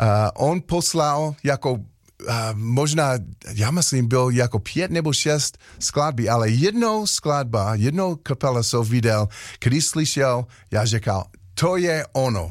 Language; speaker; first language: Czech; non-native, learner; English